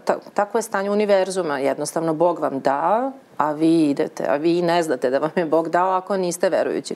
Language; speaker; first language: Russian; non-native, learner; Serbian